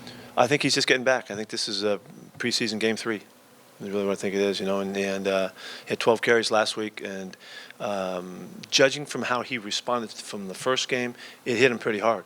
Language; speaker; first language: English; native; English